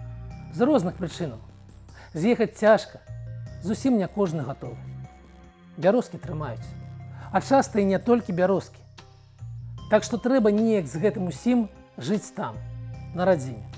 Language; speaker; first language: Belarusian; native; Belarusian